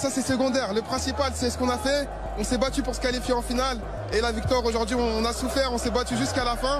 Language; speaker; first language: French; native; French